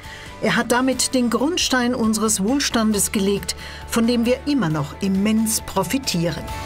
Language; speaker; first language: German; native; German